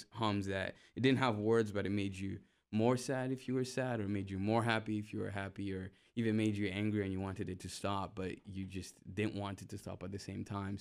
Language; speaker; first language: English; non-native, local second language; Ganda